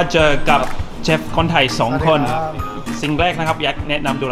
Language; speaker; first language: Thai; non-native, fluent; English